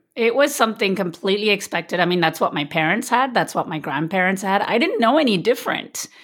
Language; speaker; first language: English; early bilingual, other home language; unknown